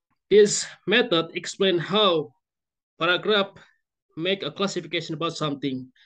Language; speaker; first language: English; non-native, fluent; Indonesian